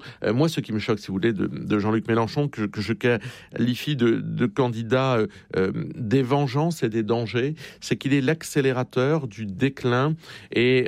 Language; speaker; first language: French; native; French